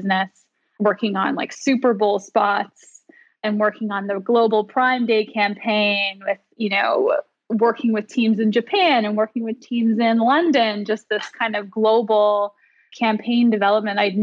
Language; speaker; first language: English; native; English